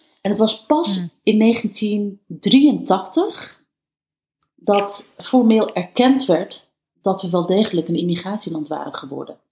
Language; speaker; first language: Dutch; early bilingual, other home language; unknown